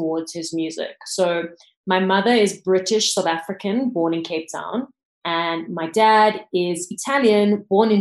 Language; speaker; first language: English; native; English